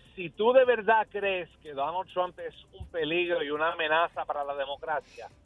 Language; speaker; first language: Spanish; early bilingual, heritage; Spanish